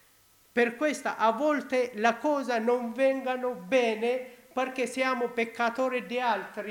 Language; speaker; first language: Italian; non-native, learner; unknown